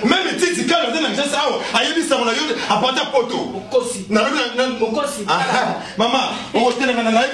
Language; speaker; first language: French; non-native, local second language; Lingala